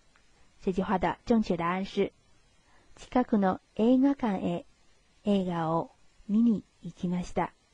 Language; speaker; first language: Japanese; non-native, fluent; Chinese